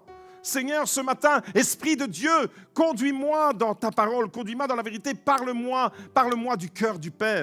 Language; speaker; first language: French; native; French